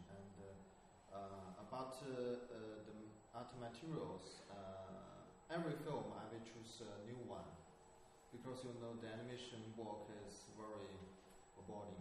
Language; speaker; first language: English; non-native, learner; Chinese